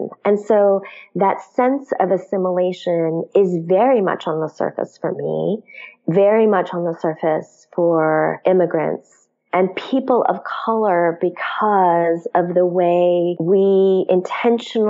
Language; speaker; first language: English; native; English